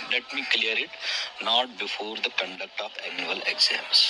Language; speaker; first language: Urdu; non-native, local second language; Kashmiri